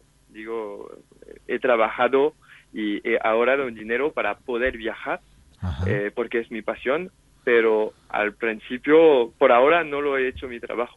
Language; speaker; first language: Spanish; non-native, fluent; French